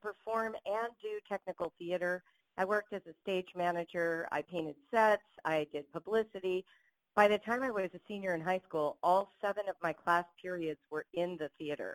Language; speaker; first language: English; native; English